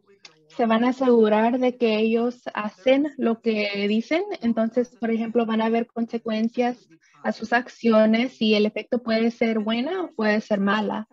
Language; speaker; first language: Spanish; early bilingual, other home language; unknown